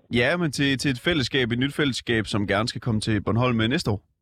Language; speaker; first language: Danish; native; Danish